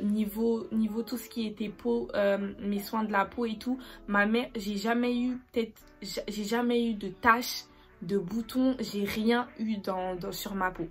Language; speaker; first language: French; native; French